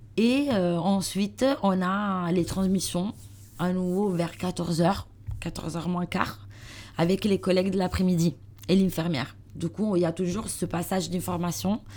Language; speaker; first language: French; non-native, learner; Italian